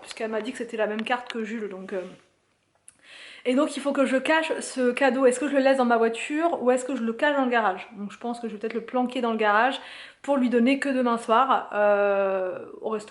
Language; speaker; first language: French; native; French